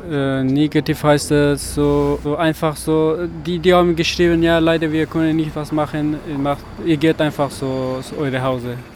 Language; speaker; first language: German; non-native, learner; Persian